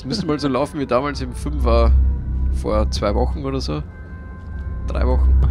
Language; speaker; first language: German; native; German